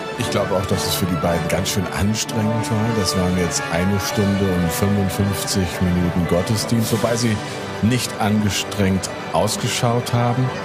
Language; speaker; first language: German; native; German